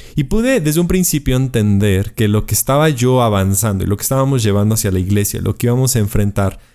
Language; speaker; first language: Spanish; native; Spanish